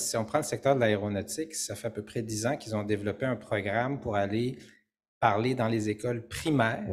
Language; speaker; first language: French; native; French